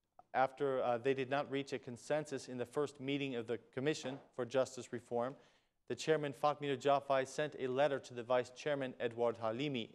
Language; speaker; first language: English; non-native, fluent; Albanian